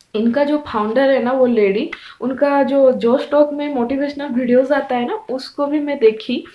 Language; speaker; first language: Hindi; non-native, local second language; Odia